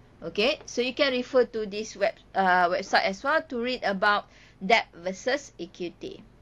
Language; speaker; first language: English; non-native, local second language; Malay